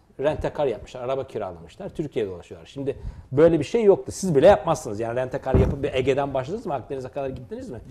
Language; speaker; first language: Turkish; native; Turkish